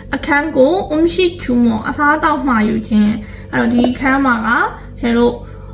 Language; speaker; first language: Burmese; native; Burmese